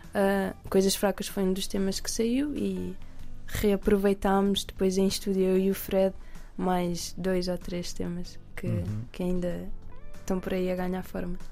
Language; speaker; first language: Portuguese; native; Portuguese